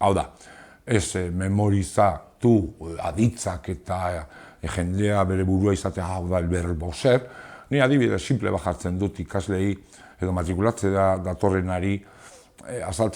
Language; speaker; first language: Basque; non-native, local second language; Spanish